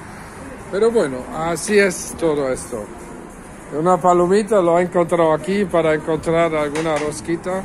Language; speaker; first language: Spanish; non-native, fluent; German